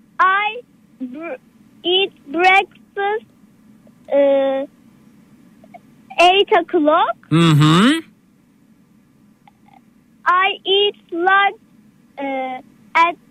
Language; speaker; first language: English; non-native, learner; Turkish